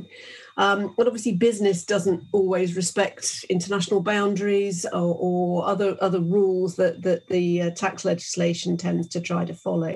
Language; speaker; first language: English; native; English